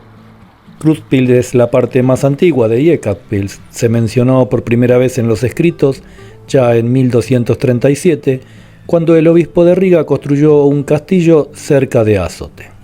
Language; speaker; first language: Spanish; native; Spanish